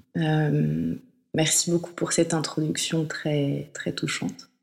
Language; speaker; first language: French; native; French